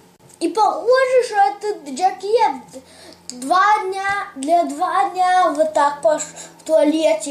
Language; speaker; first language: Russian; early bilingual, heritage; English